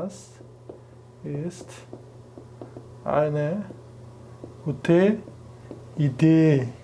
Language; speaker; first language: German; non-native, fluent; Korean